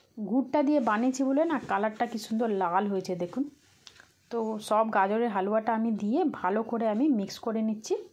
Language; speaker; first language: Bangla; non-native, local second language; Hindi